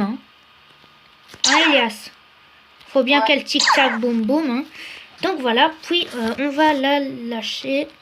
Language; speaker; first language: French; native; French